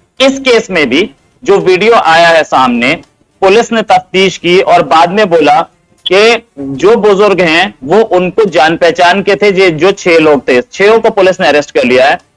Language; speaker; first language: Hindi; native; Hindi